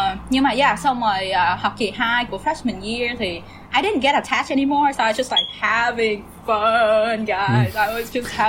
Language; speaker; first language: English; early bilingual, other home language; Vietnamese